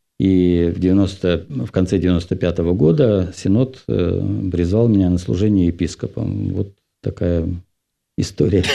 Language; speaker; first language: Russian; non-native, local second language; Finnish